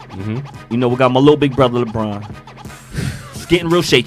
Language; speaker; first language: English; native; English